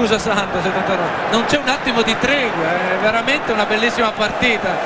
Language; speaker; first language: Italian; native; Italian